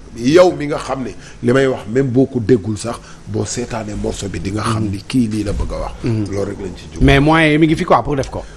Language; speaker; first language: Wolof; native; Wolof